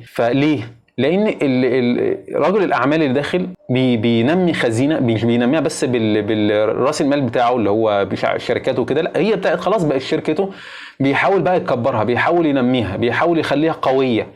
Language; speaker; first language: Arabic; native; Arabic